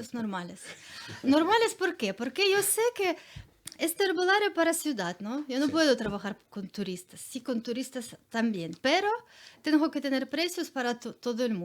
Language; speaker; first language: Spanish; non-native, learner; Ukrainian